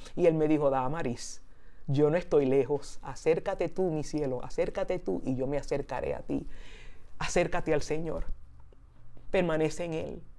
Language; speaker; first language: Spanish; early bilingual, heritage; Spanish